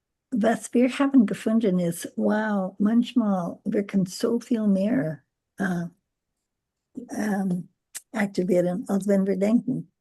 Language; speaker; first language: German; non-native, learner; English